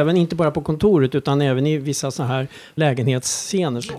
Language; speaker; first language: Swedish; native; Swedish